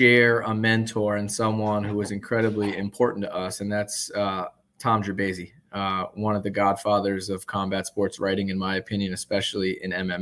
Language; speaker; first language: English; native; English